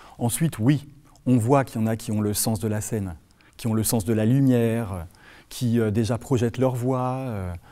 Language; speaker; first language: French; native; French